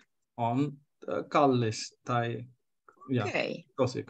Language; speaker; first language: Finnish; non-native, learner; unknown